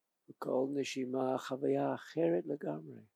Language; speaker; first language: Hebrew; non-native, fluent; English